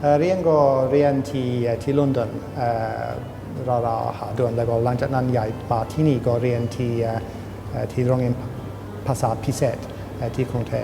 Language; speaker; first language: Thai; non-native, learner; English